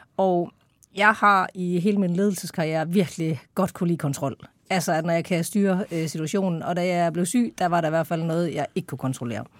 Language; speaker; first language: Danish; native; Danish